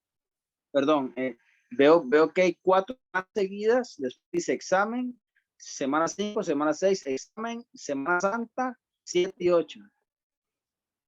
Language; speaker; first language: Spanish; native; Spanish